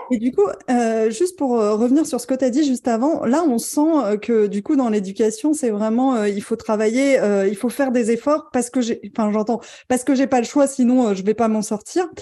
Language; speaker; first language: French; native; French